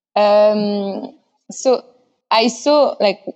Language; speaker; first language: English; non-native, fluent; French